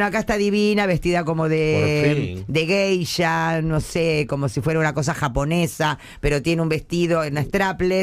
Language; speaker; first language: Spanish; native; Spanish